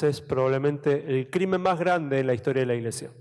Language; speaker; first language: Spanish; native; Spanish